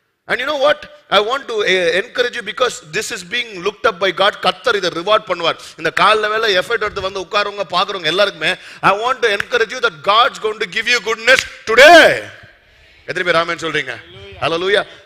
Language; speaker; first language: English; non-native, local second language; Tamil